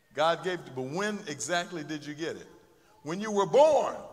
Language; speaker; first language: English; native; English